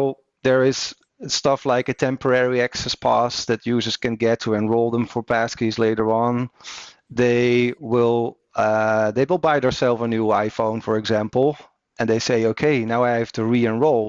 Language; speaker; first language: English; non-native, fluent; Dutch